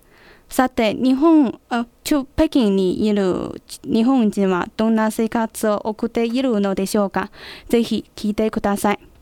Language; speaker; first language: Japanese; non-native, fluent; Chinese